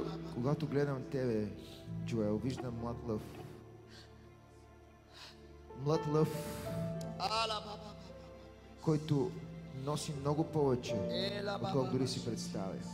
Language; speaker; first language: Bulgarian; native; Bulgarian